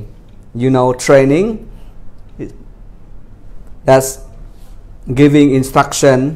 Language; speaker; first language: English; non-native, fluent; Khmer